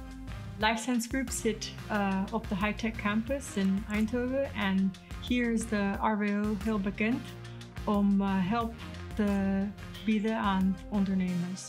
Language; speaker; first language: Dutch; non-native, fluent; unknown